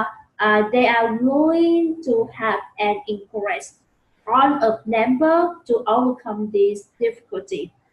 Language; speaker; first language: English; non-native, learner; Vietnamese